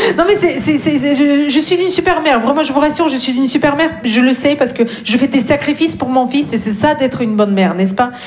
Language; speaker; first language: French; non-native, fluent; Russian